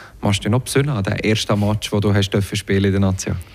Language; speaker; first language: German; native; German